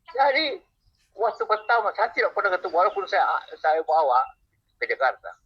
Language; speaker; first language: Indonesian; non-native, local second language; Buginese